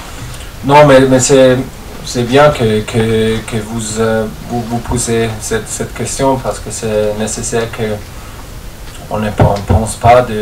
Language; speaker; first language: French; non-native, fluent; German